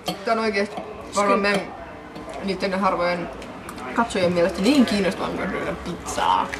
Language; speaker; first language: Finnish; native; Finnish